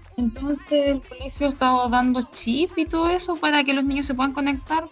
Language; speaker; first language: Spanish; native; Spanish